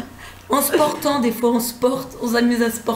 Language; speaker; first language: French; native; French